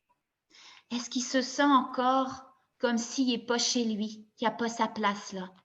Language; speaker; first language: French; native; French